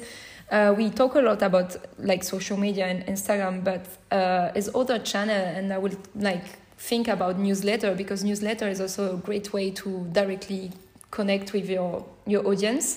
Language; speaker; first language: English; non-native, fluent; French